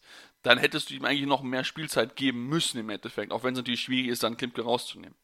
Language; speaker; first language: German; native; German